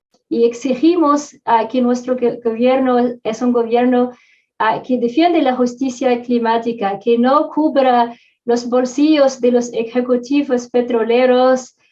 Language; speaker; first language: Spanish; non-native, fluent; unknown